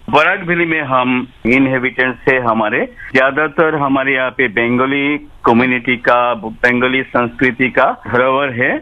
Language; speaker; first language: Hindi; non-native, local second language; Bangla